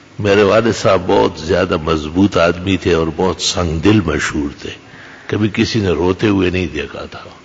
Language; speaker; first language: Urdu; non-native, local second language; Pashto